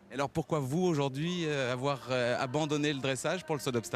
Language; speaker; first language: French; native; French